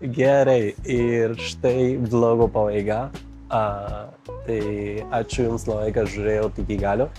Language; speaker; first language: Lithuanian; non-native, fluent; Spanish